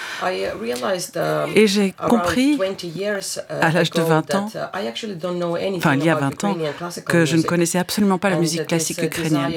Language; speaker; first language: French; non-native, fluent; Ukrainian